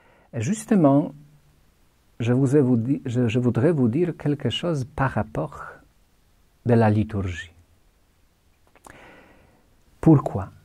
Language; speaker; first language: French; non-native, fluent; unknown